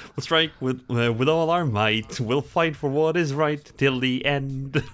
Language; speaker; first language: English; non-native, fluent; Norwegian